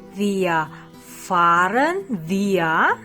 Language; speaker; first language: German; non-native, fluent; Indonesian